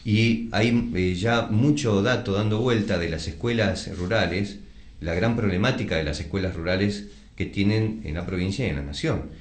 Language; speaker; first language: Spanish; native; Spanish